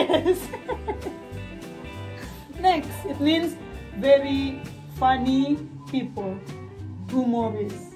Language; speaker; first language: English; non-native, learner; Indonesian